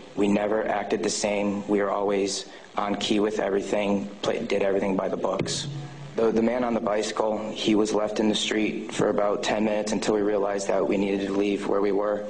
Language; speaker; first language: English; native; English